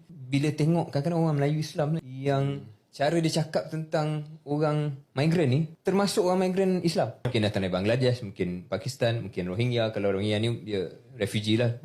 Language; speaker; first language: Malay; native; Malay